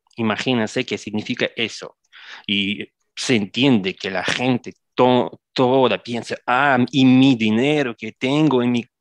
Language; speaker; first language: Spanish; non-native, fluent; Russian